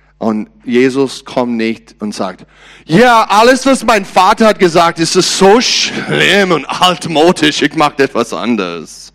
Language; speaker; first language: German; non-native, learner; English